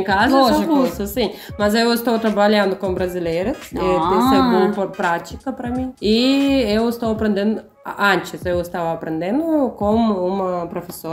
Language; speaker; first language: Portuguese; non-native, learner; Russian